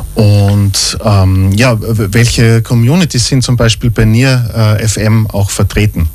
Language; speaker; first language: German; native; German